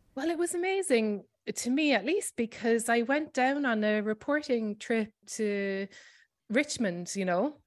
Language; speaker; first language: English; native; English